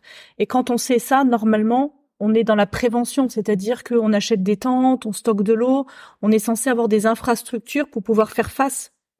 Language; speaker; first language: French; native; French